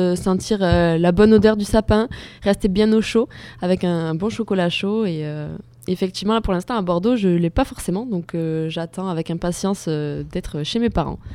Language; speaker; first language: French; native; French